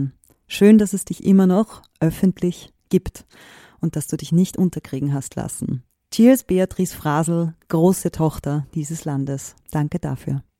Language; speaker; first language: German; native; German